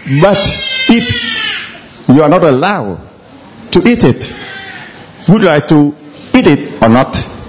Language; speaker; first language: English; non-native, learner; Vietnamese